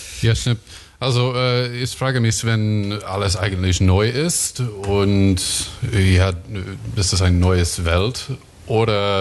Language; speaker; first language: German; non-native, fluent; English